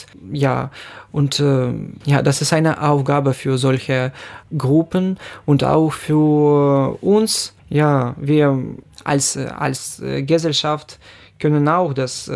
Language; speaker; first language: German; non-native, fluent; Ukrainian